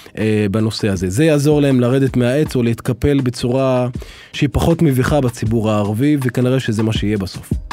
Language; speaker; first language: Hebrew; non-native, local second language; Arabic